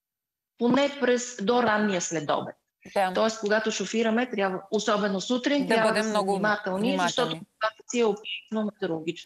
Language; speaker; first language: Bulgarian; native; Bulgarian